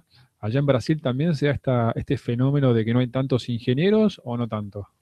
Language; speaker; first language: Spanish; native; Spanish